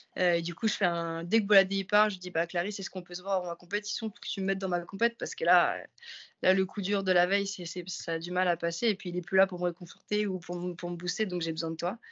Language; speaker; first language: French; native; French